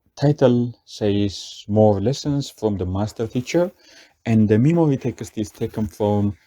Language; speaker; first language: English; non-native, local second language; Amharic